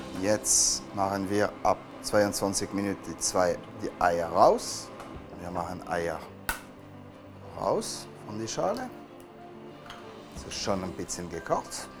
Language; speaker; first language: German; non-native, learner; French